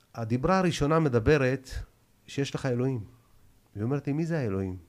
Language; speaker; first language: Hebrew; early bilingual, other home language; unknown